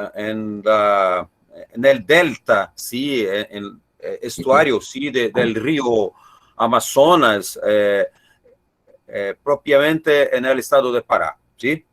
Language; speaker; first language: Spanish; non-native, learner; Portuguese